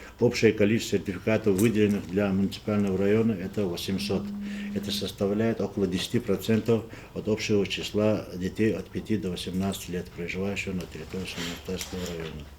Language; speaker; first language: Russian; non-native, local second language; Lezghian